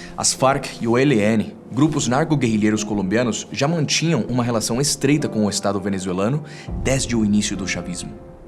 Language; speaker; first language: Portuguese; non-native, fluent; Spanish